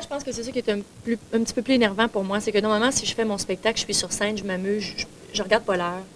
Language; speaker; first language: French; native; French